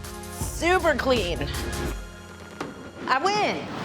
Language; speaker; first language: English; native; English